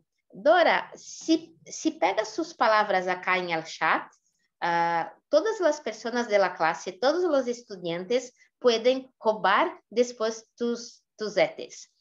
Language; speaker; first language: Spanish; non-native, fluent; Portuguese